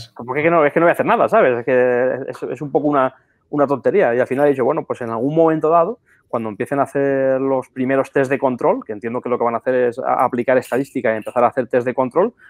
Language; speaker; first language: Spanish; native; Spanish